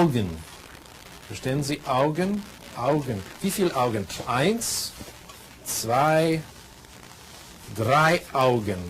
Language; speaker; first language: German; non-native, fluent; English